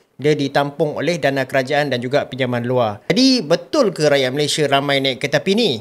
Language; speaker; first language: Malay; native; Malay